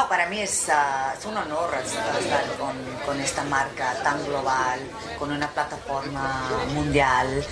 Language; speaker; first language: Spanish; early bilingual, heritage; Spanish